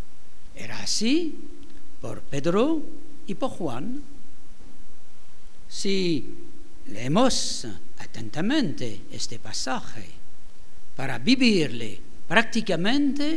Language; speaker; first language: Spanish; non-native, fluent; French